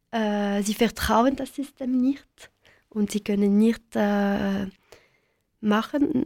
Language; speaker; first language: German; non-native, local second language; French